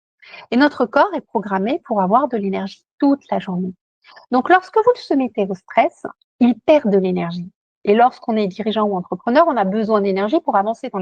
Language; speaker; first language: French; native; French